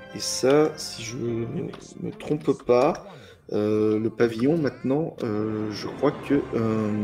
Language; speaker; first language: French; native; French